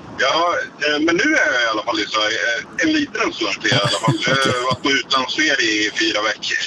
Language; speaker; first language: Swedish; native; Swedish